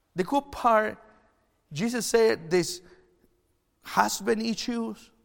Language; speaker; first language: English; non-native, fluent; Spanish